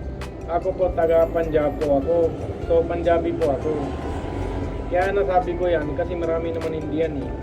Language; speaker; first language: Filipino; non-native, learner; Punjabi